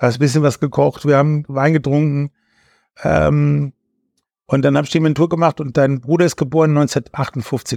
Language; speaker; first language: German; native; German